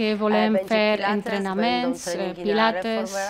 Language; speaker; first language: Catalan; non-native, learner; Polish